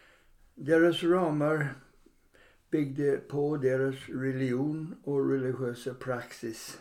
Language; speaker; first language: Swedish; non-native, fluent; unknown